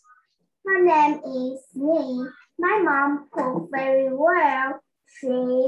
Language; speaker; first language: English; non-native, learner; Vietnamese